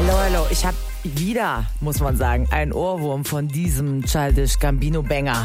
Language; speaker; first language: German; native; German